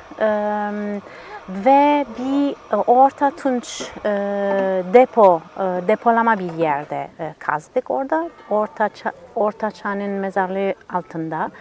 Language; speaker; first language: Turkish; non-native, learner; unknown